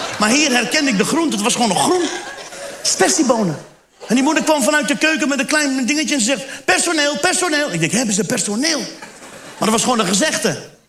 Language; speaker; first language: Dutch; early bilingual, other home language; Turkish